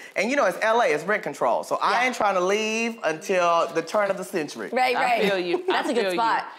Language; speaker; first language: English; native; English